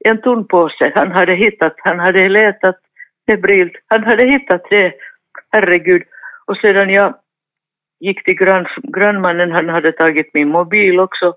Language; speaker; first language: Swedish; non-native, fluent; Finnish